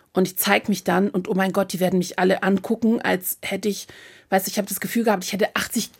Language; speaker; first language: German; native; German